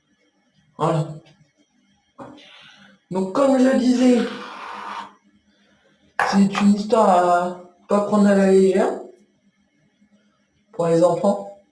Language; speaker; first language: French; native; French